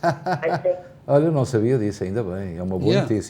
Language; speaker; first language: Portuguese; native; Portuguese